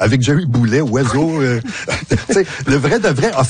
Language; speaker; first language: French; native; French